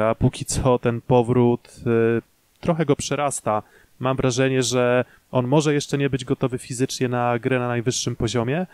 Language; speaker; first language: Polish; native; Polish